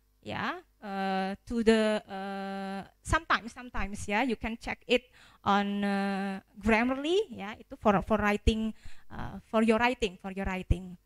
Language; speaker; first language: English; non-native, fluent; Indonesian